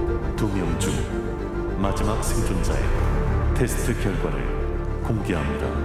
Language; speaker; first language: Korean; native; Korean